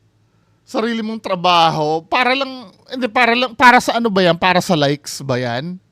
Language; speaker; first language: Filipino; native; Filipino